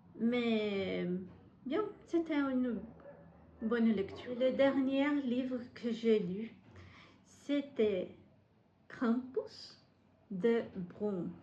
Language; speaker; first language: French; non-native, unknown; Portuguese